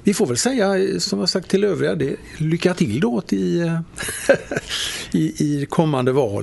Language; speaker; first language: Swedish; native; Swedish